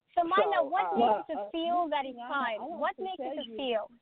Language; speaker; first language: English; non-native, fluent; Persian